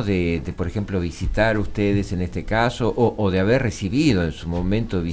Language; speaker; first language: Spanish; native; Spanish